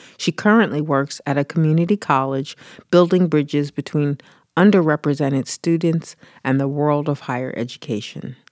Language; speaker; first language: English; native; English